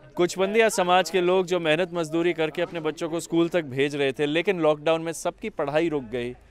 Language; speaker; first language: Hindi; native; Hindi